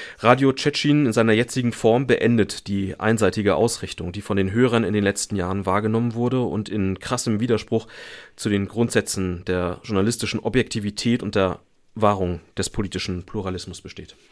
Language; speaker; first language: German; native; German